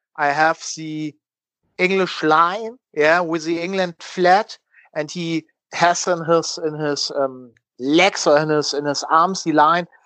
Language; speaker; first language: English; non-native, learner; German